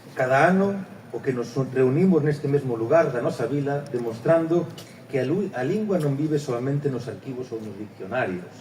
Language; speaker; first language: Galician; native; Galician